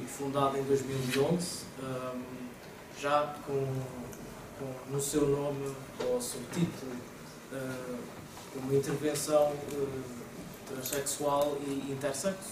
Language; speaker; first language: Portuguese; native; Portuguese